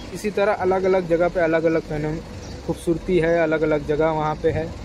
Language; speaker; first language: Hindi; non-native, local second language; Gujarati